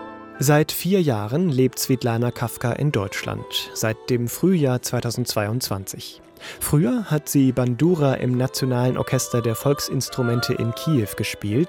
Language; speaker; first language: German; native; German